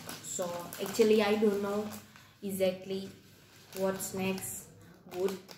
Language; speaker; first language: English; non-native, learner; Indonesian